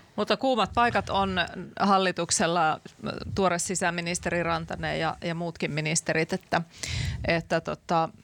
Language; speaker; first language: Finnish; native; Finnish